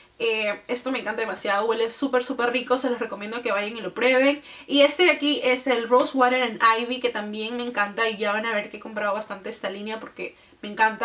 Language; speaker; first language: Spanish; native; Spanish